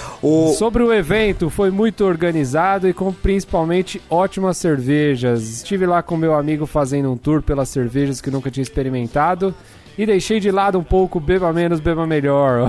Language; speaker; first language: Portuguese; native; Portuguese